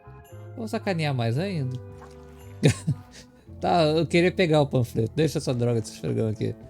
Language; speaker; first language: Portuguese; native; Portuguese